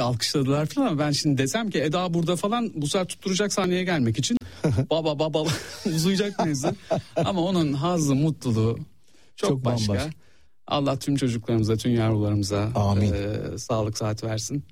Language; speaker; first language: Turkish; native; Turkish